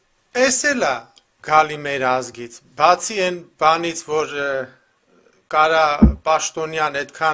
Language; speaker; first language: Armenian; native; Armenian